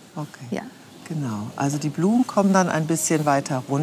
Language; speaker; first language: German; native; German